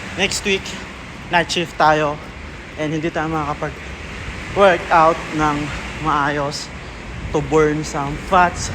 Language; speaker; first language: Filipino; native; Filipino